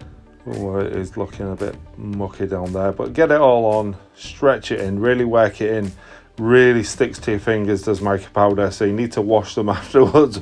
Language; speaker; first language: English; native; English